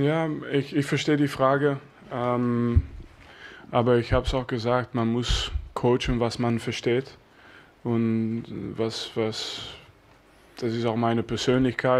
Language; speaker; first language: German; non-native, fluent; French